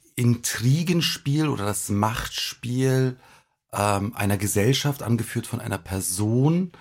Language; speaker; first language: German; native; German